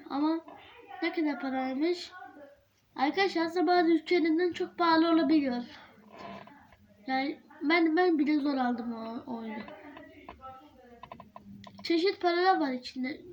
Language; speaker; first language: Turkish; early bilingual, heritage; Turkish